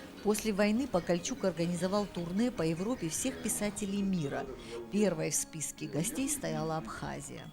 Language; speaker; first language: Russian; native; Russian